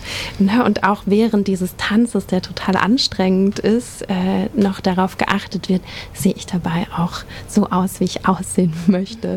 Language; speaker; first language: German; native; German